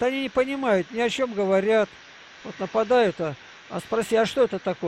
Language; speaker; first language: Russian; native; Russian